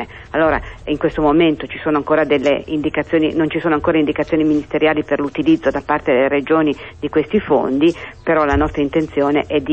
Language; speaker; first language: Italian; native; Italian